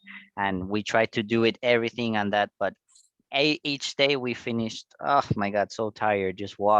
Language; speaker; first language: English; non-native, fluent; Spanish